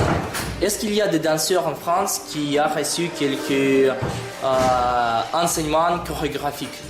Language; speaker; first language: French; non-native, learner; Russian